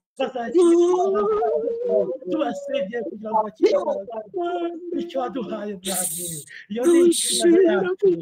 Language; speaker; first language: Kinyarwanda; native; Kinyarwanda